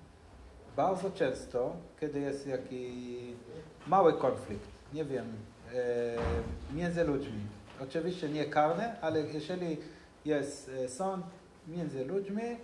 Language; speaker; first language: Polish; non-native, learner; Hebrew